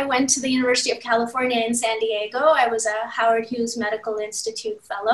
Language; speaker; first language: English; non-native, local second language; Hindi